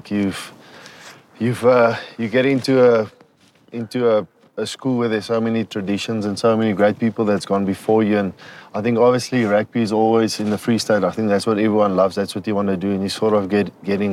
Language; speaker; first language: English; non-native, local second language; Afrikaans